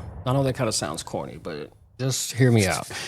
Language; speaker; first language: English; native; English